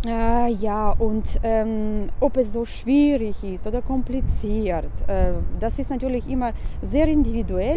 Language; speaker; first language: German; non-native, fluent; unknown